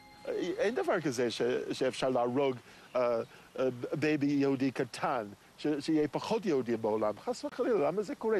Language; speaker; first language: Hebrew; non-native, fluent; English